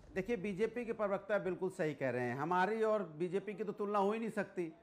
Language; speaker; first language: Hindi; native; Hindi